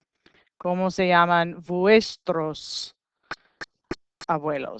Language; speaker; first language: Spanish; non-native, fluent; English